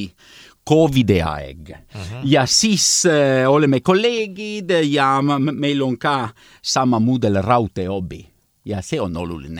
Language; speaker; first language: Estonian; non-native, learner; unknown